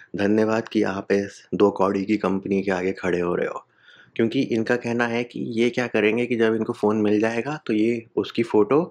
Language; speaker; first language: Hindi; native; Hindi